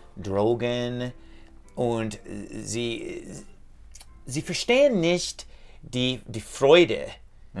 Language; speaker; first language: German; non-native, learner; English